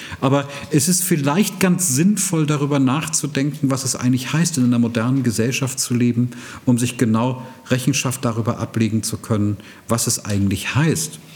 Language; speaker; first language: German; native; German